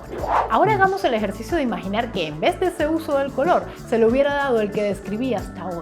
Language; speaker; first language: Spanish; native; Spanish